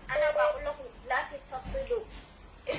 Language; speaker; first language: Arabic; non-native, learner; Somali